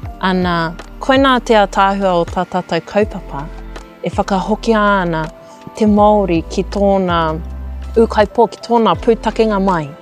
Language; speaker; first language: Māori; native; Māori